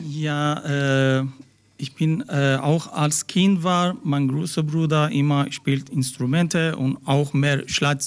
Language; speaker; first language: German; non-native, learner; Persian